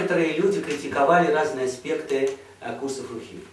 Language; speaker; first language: Russian; native; Russian